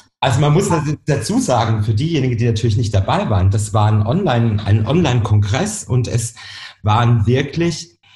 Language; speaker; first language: German; native; German